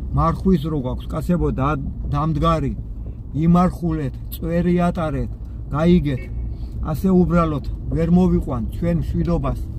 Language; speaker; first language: Georgian; native; Georgian